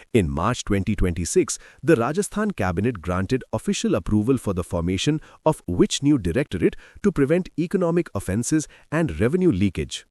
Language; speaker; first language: English; non-native, local second language; Hindi